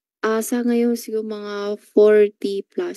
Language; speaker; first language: Filipino; non-native, learner; Chinese